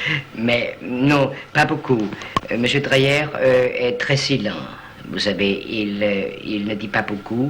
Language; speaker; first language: French; non-native, learner; Danish